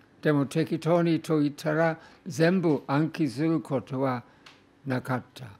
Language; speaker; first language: Japanese; non-native, fluent; English